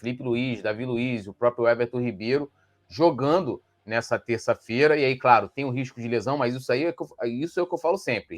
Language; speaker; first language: Portuguese; native; Portuguese